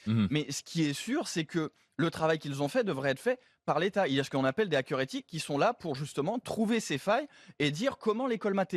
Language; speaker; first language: French; native; French